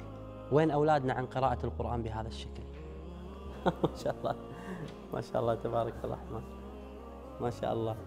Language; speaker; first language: Arabic; native; Arabic